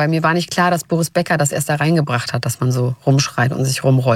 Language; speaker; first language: German; native; German